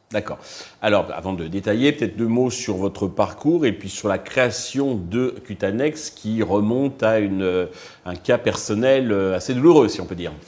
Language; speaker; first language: French; native; French